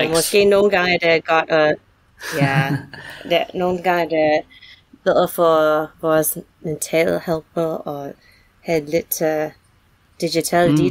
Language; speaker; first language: Danish; non-native, fluent; English